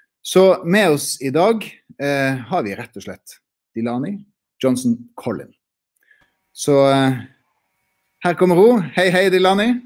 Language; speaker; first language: Norwegian; native; Norwegian